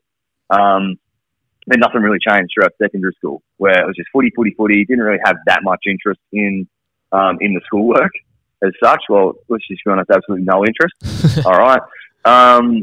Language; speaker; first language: English; native; English